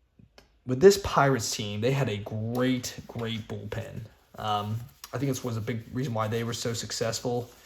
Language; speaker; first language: English; native; English